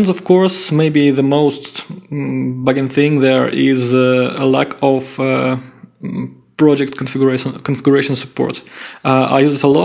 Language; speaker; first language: English; non-native, fluent; Russian